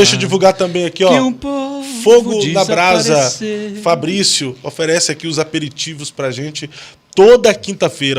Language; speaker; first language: Portuguese; native; Portuguese